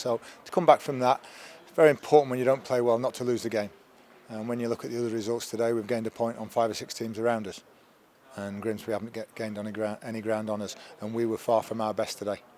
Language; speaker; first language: English; native; English